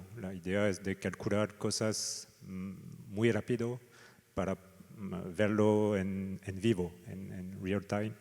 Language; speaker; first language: Spanish; non-native, fluent; French